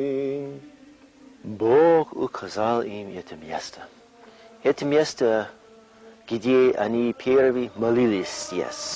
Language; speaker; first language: Russian; non-native, fluent; English